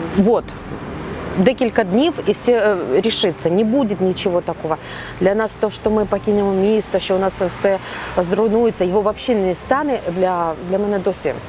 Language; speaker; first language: Ukrainian; non-native, local second language; Russian